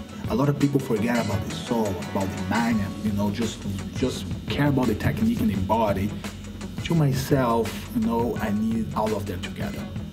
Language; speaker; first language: English; non-native, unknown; Portuguese